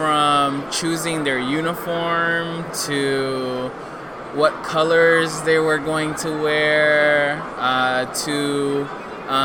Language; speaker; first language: English; early bilingual, other home language; Spanish